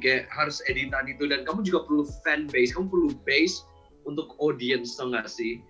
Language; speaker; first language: Indonesian; early bilingual, heritage; Indonesian